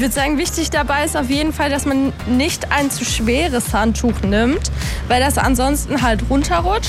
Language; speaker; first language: German; native; German